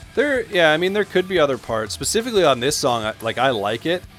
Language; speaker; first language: English; native; English